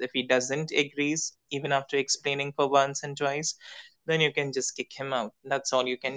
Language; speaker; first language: English; non-native, local second language; Hindi